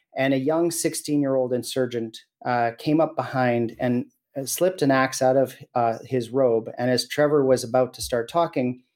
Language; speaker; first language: English; native; English